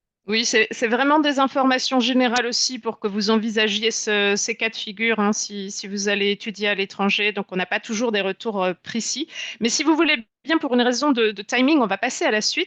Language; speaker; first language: French; native; French